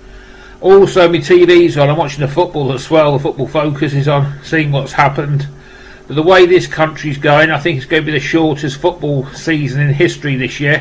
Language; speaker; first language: English; native; English